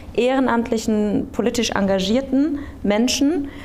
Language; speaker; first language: German; early bilingual, other home language; Korean